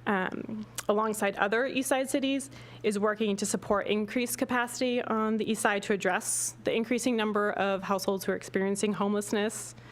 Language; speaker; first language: English; native; English